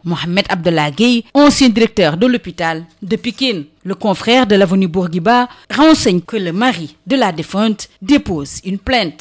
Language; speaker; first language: French; non-native, local second language; Wolof